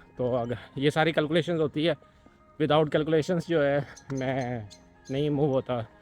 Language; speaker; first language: Urdu; non-native, local second language; Punjabi